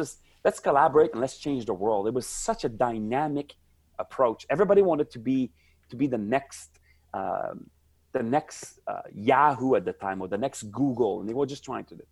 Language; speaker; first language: English; native; English